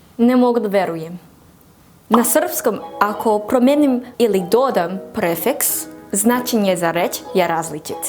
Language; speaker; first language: Croatian; non-native, learner; English